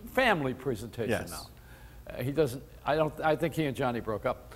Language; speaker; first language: English; native; English